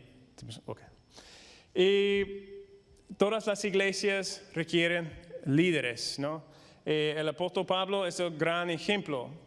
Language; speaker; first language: Spanish; non-native, fluent; English